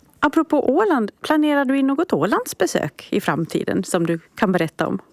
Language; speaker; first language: Swedish; native; Swedish